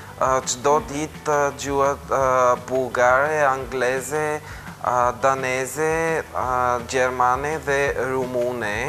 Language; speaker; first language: Albanian; non-native, fluent; Bulgarian